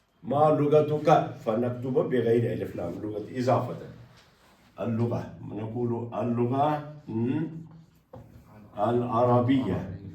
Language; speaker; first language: Arabic; non-native, fluent; Urdu